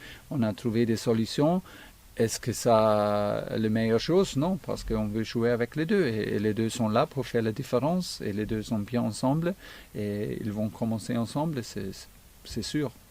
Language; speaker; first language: French; non-native, fluent; German